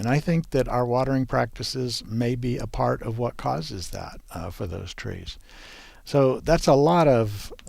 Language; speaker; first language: English; native; English